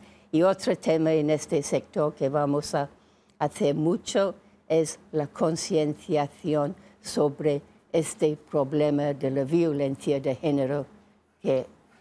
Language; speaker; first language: Spanish; non-native, fluent; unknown